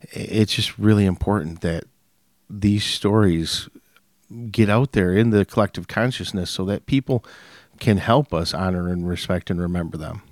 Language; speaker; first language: English; native; English